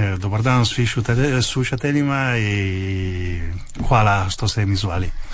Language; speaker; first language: Croatian; non-native, learner; Italian